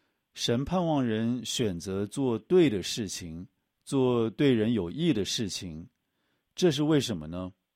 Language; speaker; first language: Chinese; native; Chinese